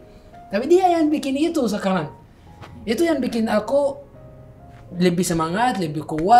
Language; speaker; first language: Indonesian; non-native, learner; Arabic